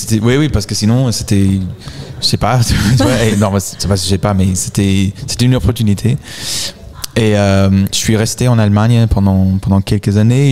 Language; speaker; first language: French; non-native, fluent; English